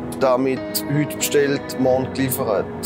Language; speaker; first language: German; native; German